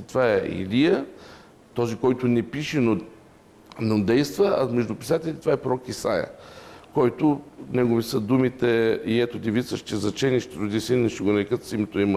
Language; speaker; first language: Bulgarian; native; Bulgarian